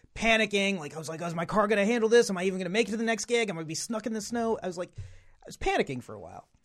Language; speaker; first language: English; native; English